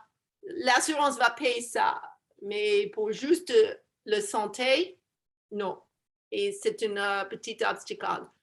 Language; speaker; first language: French; non-native, learner; English